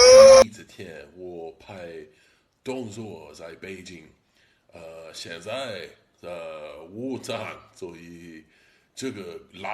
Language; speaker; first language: Chinese; non-native, learner; English